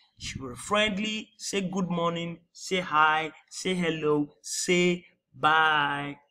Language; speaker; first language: English; non-native, local second language; Yoruba